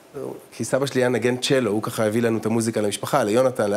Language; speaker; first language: Hebrew; native; Hebrew